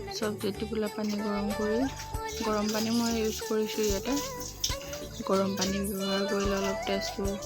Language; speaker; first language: Assamese; non-native, local second language; Mising